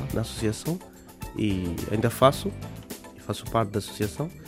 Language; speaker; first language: Portuguese; non-native, learner; Bangla